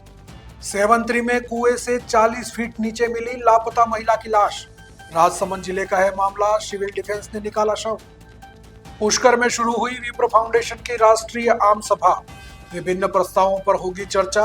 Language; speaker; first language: Hindi; native; Hindi